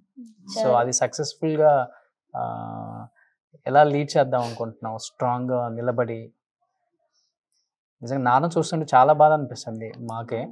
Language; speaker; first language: Telugu; native; Telugu